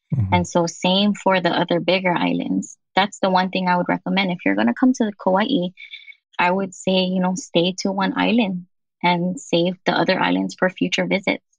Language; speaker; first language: English; native; English